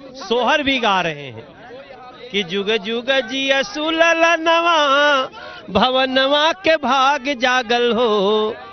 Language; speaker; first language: Hindi; native; Hindi